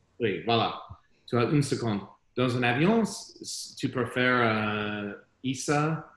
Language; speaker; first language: French; non-native, learner; English